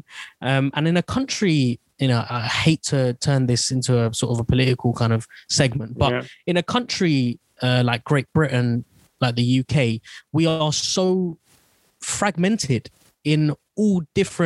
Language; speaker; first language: English; non-native, local second language; Bangla